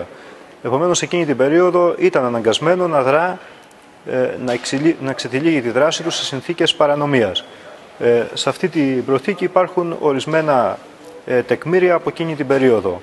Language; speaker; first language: Greek; native; Greek